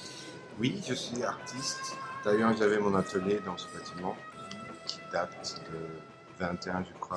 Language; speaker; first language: French; non-native, fluent; Turkish